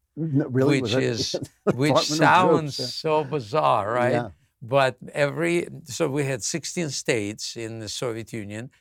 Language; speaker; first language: English; non-native, fluent; Russian